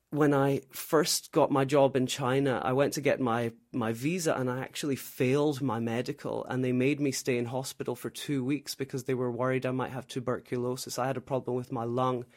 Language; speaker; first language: English; native; English